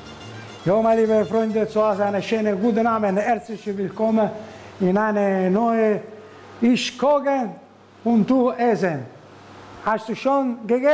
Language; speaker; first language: German; non-native, learner; Italian